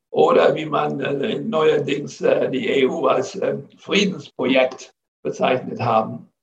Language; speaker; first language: German; non-native, fluent; English